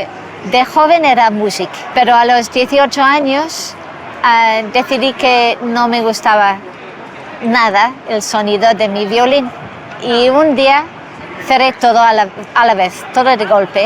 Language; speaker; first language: Spanish; non-native, local second language; English